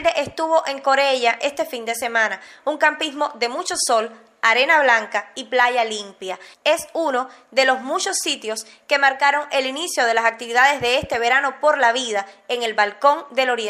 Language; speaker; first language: Spanish; native; Spanish